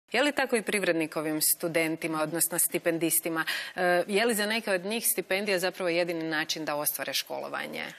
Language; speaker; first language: Croatian; native; Croatian